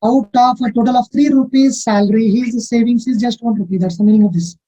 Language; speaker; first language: English; non-native, local second language; Kannada